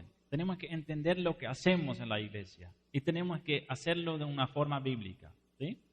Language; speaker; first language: Spanish; non-native, fluent; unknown